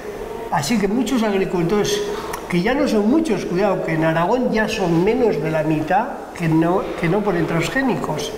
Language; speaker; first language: Spanish; native; Spanish